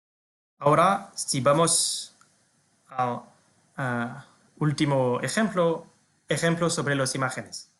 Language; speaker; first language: Spanish; non-native, fluent; French